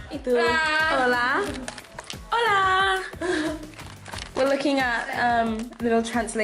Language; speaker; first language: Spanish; non-native, learner; English